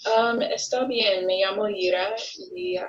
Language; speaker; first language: Spanish; non-native, learner; English